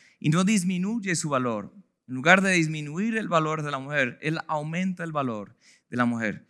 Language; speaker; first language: Spanish; non-native, fluent; English